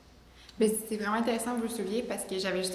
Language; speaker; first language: French; native; French